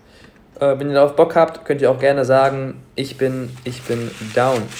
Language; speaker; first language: German; native; German